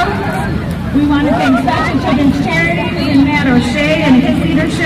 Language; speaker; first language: English; native; English